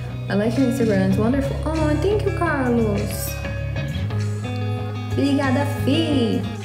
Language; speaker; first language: English; non-native, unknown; Portuguese